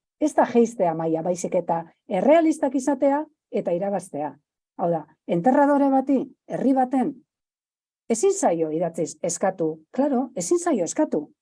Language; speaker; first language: Basque; native; Basque